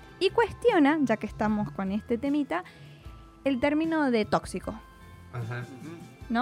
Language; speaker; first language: Spanish; native; Spanish